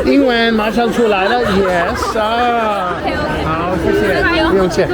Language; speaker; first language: Chinese; non-native, learner; English